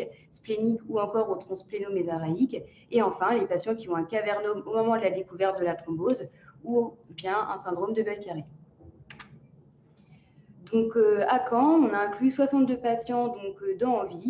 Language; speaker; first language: French; native; French